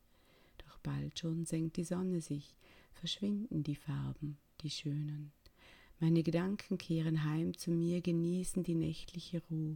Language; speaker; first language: German; native; German